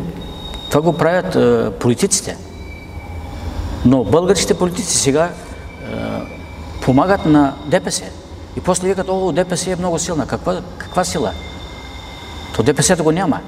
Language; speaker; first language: Bulgarian; non-native, local second language; Turkish